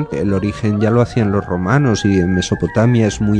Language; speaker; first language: Spanish; native; Spanish